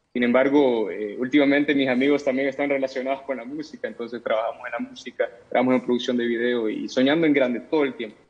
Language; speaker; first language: Spanish; native; Spanish